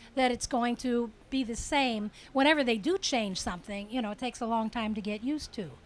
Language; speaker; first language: English; native; English